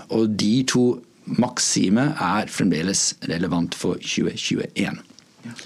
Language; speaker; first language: Norwegian; non-native, fluent; English